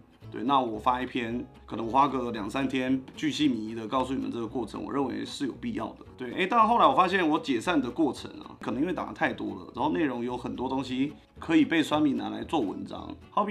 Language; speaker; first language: Chinese; native; Chinese